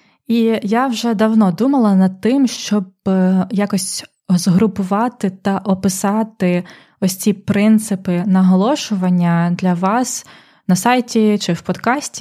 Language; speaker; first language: Ukrainian; native; Ukrainian